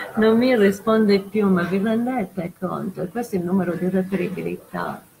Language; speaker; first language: Italian; native; Italian